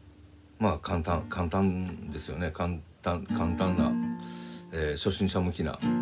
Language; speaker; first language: Japanese; native; Japanese